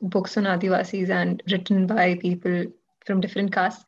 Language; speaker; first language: English; non-native, local second language; Hindi